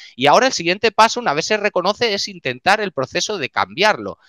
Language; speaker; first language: Spanish; native; Spanish